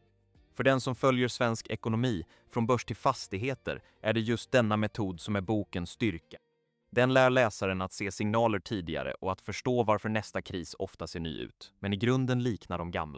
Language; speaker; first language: Swedish; native; Swedish